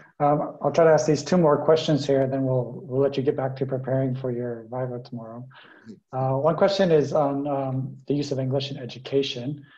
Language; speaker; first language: English; native; English